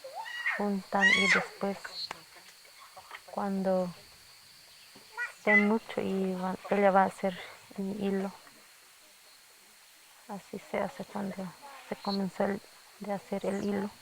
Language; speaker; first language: Spanish; non-native, local second language; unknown